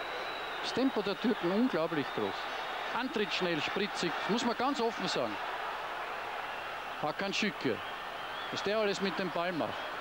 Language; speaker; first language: German; native; German